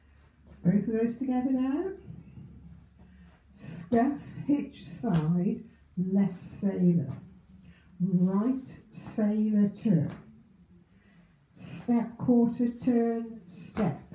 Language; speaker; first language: English; native; English